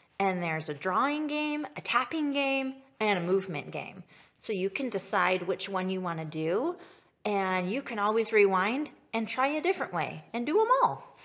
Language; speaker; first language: English; native; English